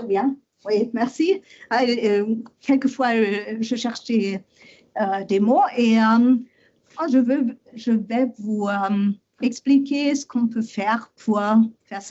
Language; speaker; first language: French; non-native, learner; German